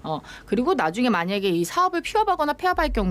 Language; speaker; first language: Korean; native; Korean